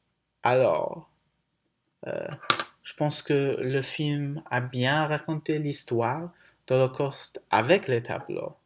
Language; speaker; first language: French; non-native, learner; English